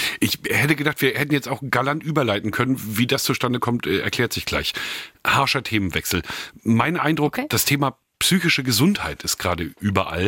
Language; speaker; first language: German; native; German